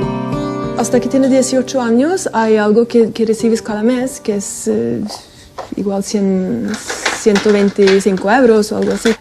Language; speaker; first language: Spanish; non-native, fluent; Norwegian